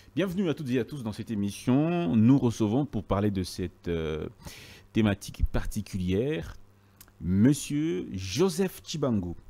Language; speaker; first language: French; non-native, local second language; Lingala